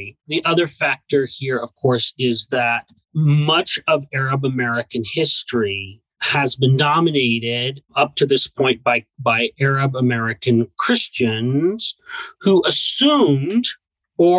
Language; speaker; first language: English; native; English